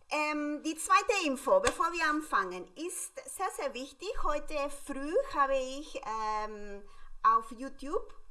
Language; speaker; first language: German; non-native, fluent; Spanish